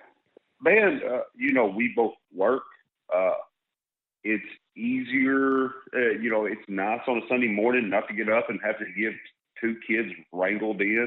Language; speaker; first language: English; native; English